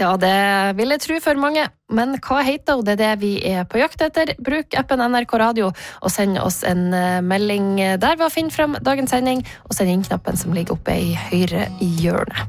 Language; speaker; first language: Norwegian; native; Norwegian